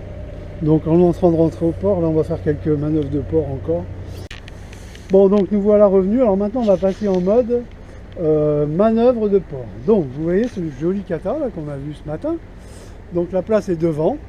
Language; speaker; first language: French; native; French